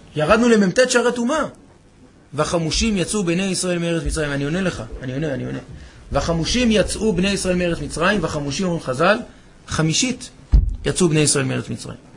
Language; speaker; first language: Hebrew; native; Hebrew